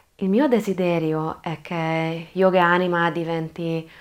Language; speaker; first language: Italian; non-native, fluent; Hungarian